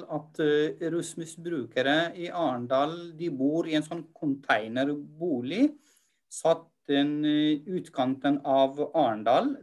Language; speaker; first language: Norwegian; non-native, fluent; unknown